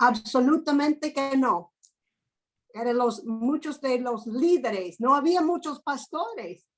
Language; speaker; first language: Spanish; non-native, fluent; English